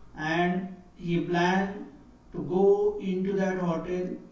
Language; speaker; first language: English; non-native, local second language; Marathi